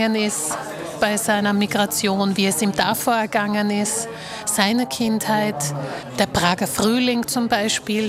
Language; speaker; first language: German; early bilingual, other home language; Slovak